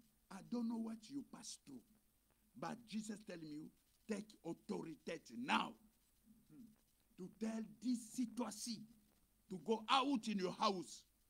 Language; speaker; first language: English; non-native, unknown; Lingala